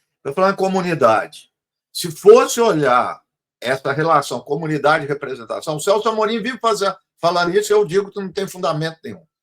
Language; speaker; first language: Portuguese; native; Portuguese